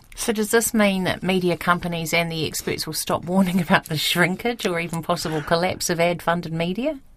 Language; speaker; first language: English; native; English